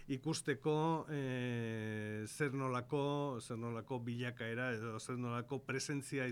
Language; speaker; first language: Basque; non-native, local second language; Spanish